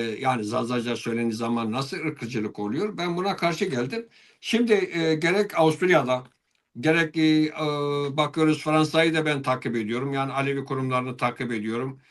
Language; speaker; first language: Turkish; non-native, local second language; Zaza